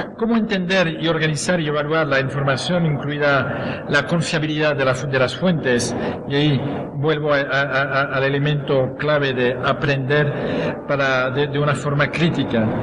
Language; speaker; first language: Spanish; non-native, fluent; French